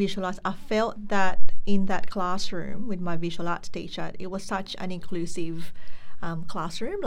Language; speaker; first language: English; non-native, local second language; Filipino